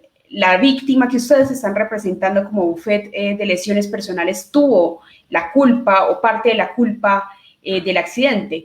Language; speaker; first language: Spanish; native; Spanish